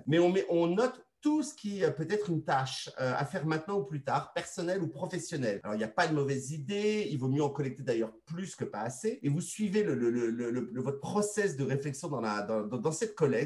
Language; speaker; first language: French; native; French